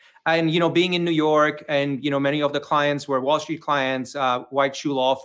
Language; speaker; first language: English; non-native, fluent; Czech